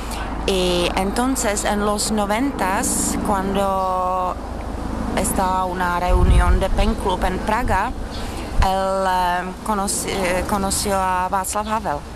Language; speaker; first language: Spanish; non-native, fluent; Czech